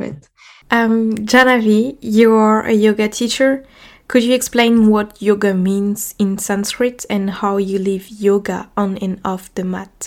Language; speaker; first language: English; non-native, fluent; French